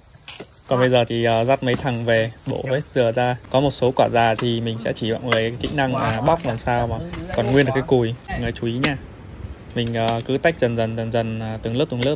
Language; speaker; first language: Vietnamese; native; Vietnamese